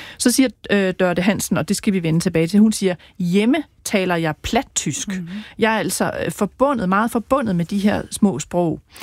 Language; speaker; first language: Danish; native; Danish